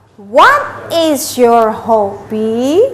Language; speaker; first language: English; non-native, learner; Indonesian